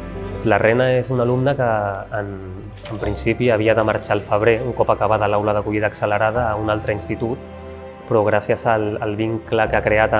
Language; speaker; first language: Catalan; native; Catalan